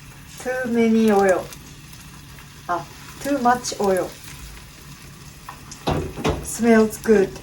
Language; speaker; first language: English; non-native, learner; Japanese